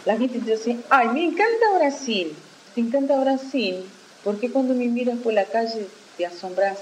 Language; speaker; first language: Spanish; non-native, fluent; Portuguese